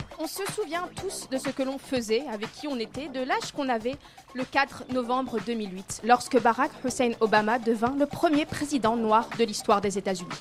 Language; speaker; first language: French; native; French